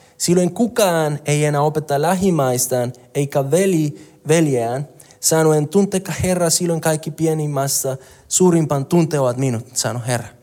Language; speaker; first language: Finnish; non-native, fluent; Spanish